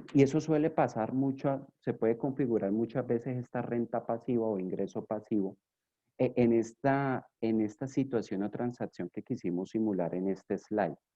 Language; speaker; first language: Spanish; native; Spanish